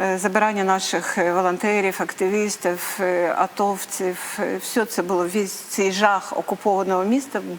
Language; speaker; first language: Ukrainian; native; Ukrainian